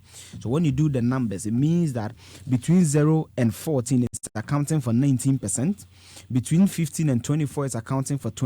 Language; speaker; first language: English; non-native, local second language; Akan